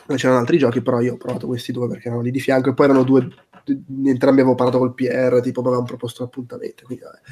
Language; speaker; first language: Italian; native; Italian